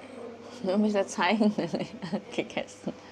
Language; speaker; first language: German; non-native, learner; Chinese